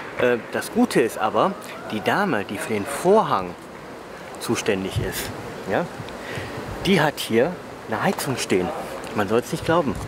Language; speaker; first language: German; native; German